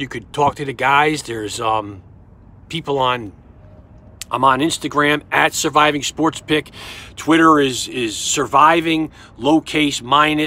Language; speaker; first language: English; native; English